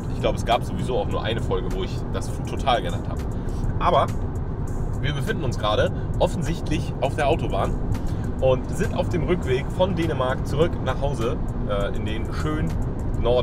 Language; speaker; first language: German; native; German